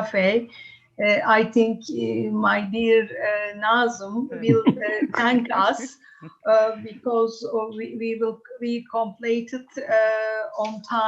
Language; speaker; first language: English; non-native, fluent; Turkish